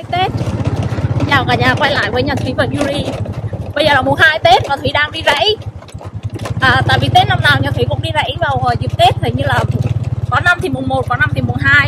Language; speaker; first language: Vietnamese; native; Vietnamese